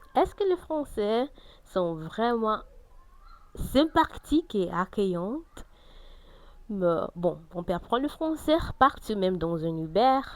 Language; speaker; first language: French; non-native, fluent; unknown